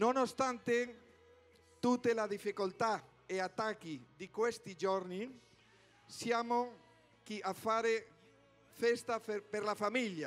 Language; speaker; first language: Italian; non-native, fluent; Spanish